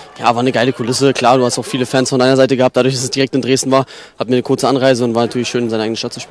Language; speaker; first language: German; native; German